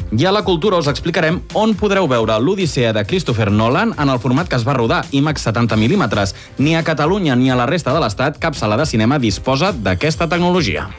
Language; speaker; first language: Catalan; native; Catalan